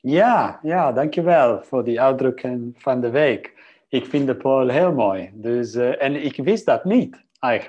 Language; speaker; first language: Dutch; non-native, fluent; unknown